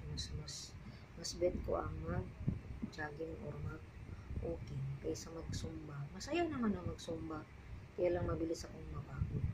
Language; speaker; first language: Filipino; non-native, local second language; Cebuano